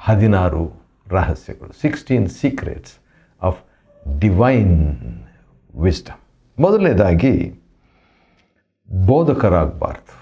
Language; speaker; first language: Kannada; native; Kannada